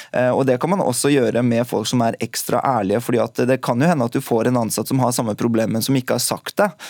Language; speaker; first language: Norwegian; early bilingual, other home language; Urdu